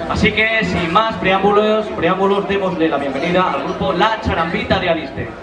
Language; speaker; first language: Spanish; native; Spanish